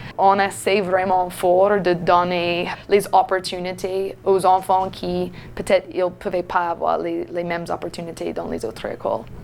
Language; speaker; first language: French; non-native, fluent; English